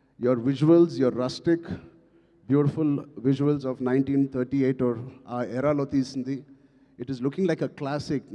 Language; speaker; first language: Telugu; native; Telugu